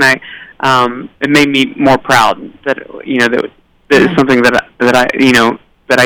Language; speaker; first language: English; native; English